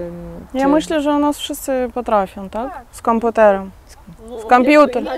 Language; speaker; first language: Polish; non-native, learner; Russian